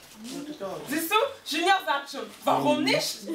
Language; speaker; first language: German; early bilingual, heritage; Lingala